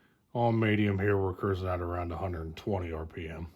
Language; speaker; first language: English; native; English